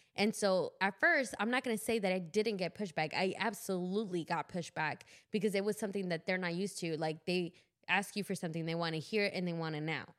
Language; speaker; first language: English; early bilingual, other home language; Spanish